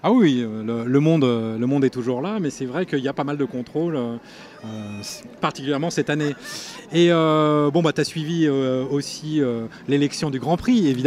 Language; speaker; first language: French; native; French